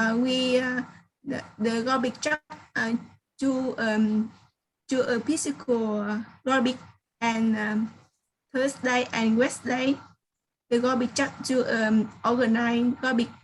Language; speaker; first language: English; non-native, learner; Vietnamese